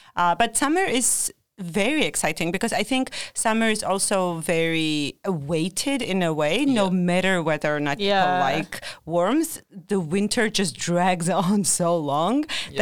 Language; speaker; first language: English; non-native, fluent; Georgian